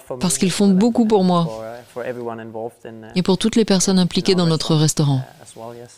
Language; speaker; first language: French; non-native, fluent; Danish